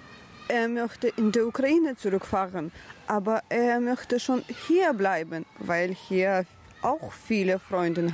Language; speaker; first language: German; non-native, learner; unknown